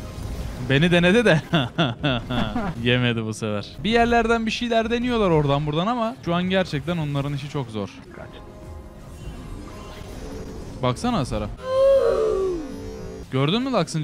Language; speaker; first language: Turkish; native; Turkish